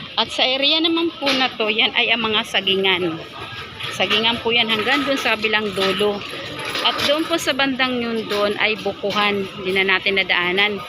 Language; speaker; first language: Filipino; native; Filipino